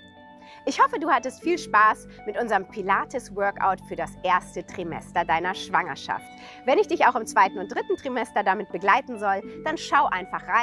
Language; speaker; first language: German; native; German